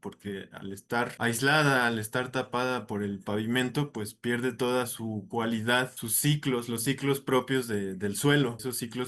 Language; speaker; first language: Spanish; native; Spanish